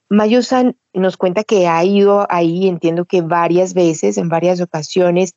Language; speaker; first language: Spanish; native; Spanish